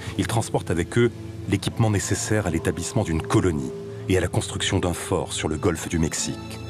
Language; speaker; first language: French; native; French